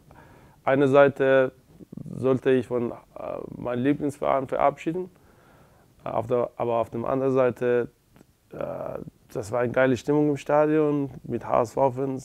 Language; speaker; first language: German; non-native, learner; Persian